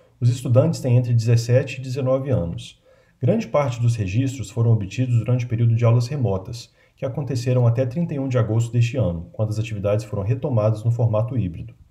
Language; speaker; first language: Portuguese; native; Portuguese